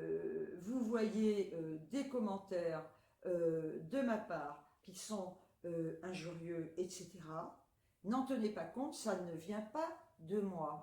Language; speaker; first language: French; native; French